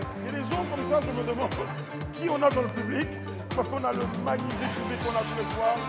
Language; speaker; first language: French; native; French